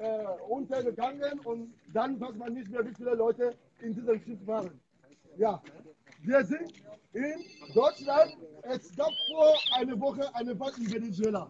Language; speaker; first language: German; non-native, fluent; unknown